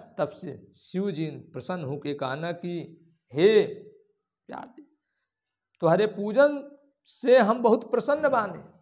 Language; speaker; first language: Hindi; native; Hindi